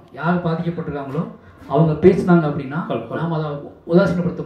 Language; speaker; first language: Tamil; native; Tamil